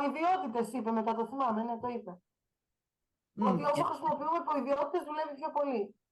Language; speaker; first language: Greek; native; Greek